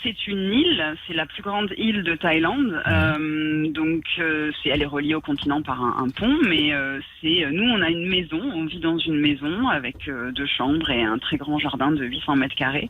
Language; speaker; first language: French; native; French